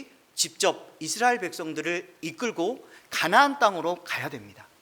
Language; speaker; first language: Korean; native; Korean